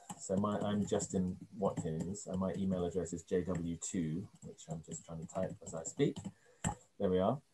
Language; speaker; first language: English; native; English